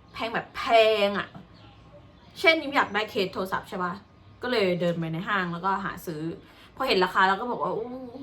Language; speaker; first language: Thai; native; Thai